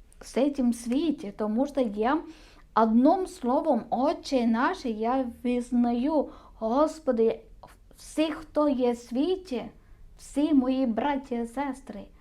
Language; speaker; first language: Ukrainian; non-native, learner; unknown